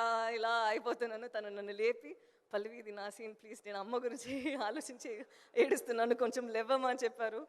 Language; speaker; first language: Telugu; non-native, local second language; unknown